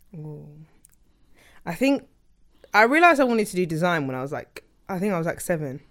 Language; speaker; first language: English; native; English